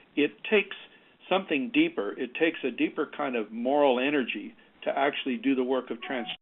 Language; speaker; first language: English; native; English